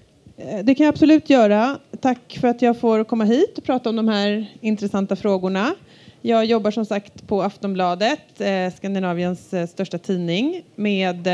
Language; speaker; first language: Swedish; native; Swedish